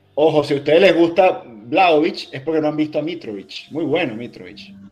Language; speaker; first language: Spanish; native; Spanish